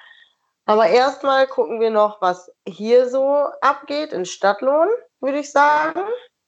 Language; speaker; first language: German; native; German